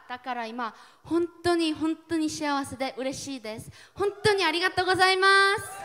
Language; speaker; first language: Japanese; non-native, fluent; Korean